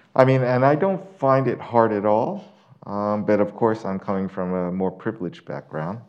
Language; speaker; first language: English; native; English